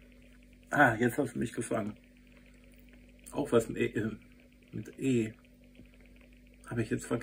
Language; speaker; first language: German; native; German